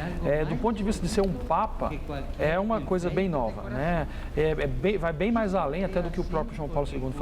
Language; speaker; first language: Portuguese; native; Portuguese